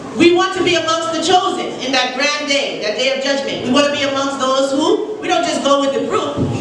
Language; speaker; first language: English; native; English